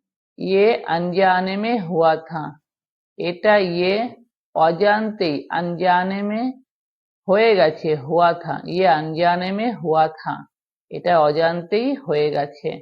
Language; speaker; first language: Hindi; non-native, local second language; Bangla